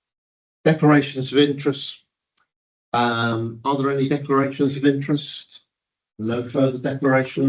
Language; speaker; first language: English; native; English